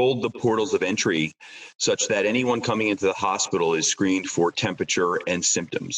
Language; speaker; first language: English; native; English